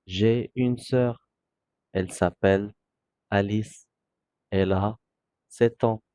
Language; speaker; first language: French; non-native, fluent; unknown